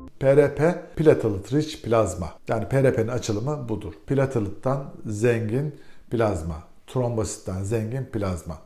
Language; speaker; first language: Turkish; native; Turkish